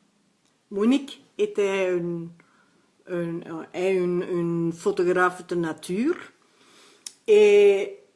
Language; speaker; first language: French; non-native, local second language; Dutch